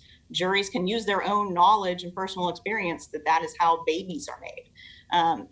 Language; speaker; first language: English; native; English